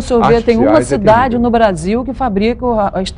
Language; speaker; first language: Portuguese; native; Portuguese